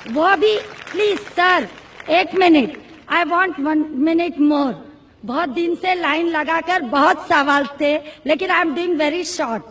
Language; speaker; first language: Hindi; non-native, local second language; Marathi